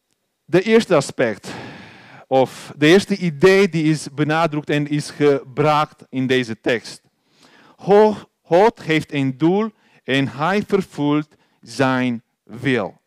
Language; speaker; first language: Dutch; non-native, learner; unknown